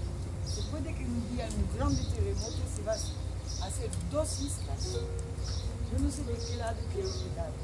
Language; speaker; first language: Spanish; non-native, learner; Greek